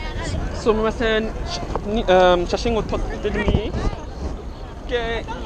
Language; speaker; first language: Japanese; non-native, learner; English